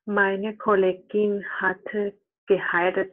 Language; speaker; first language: German; non-native, learner; Thai